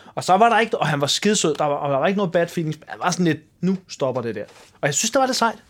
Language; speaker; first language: Danish; early bilingual, other home language; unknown